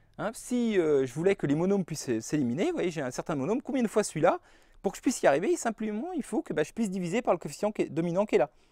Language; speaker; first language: French; native; French